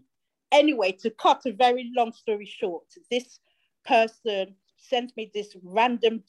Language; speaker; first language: English; native; English